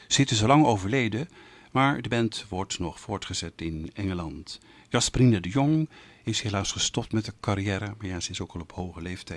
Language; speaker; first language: Dutch; native; Dutch